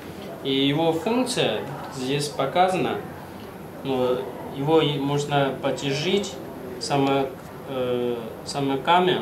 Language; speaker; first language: Russian; non-native, learner; Chinese